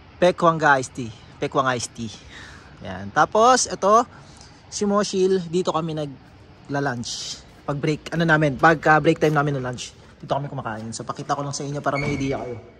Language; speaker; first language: Filipino; native; Filipino